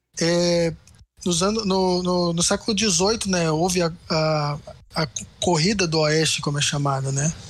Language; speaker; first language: Portuguese; native; Portuguese